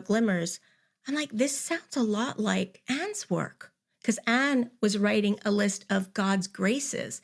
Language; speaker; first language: English; native; English